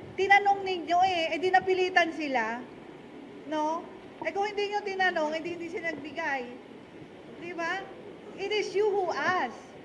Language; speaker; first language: Filipino; native; Filipino